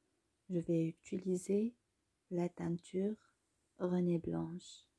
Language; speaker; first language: French; non-native, local second language; Arabic